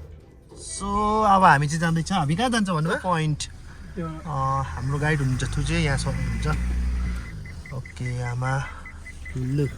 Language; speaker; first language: Nepali; non-native, local second language; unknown